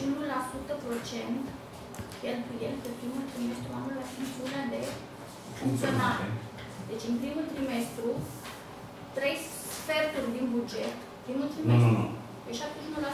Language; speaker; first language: Romanian; native; Romanian